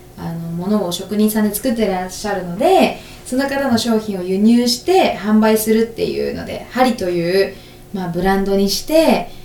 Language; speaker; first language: Japanese; native; Japanese